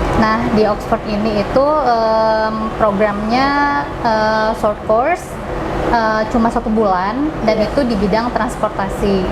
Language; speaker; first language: Indonesian; native; Indonesian